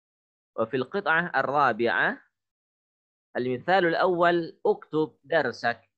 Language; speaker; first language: Arabic; non-native, fluent; Indonesian